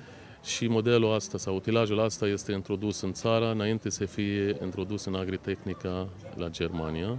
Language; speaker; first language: Romanian; non-native, fluent; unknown